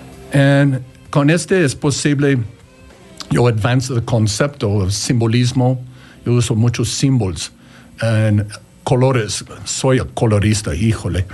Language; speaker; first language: Spanish; non-native, learner; English